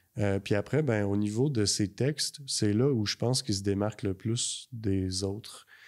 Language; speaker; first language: French; native; French